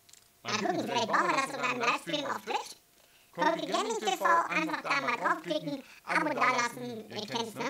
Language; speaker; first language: German; native; German